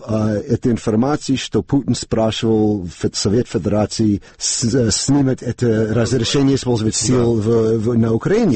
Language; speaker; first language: Russian; non-native, learner; English